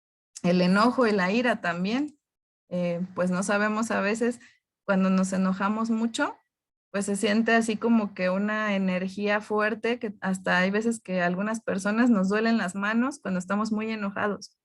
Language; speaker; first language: Spanish; native; Spanish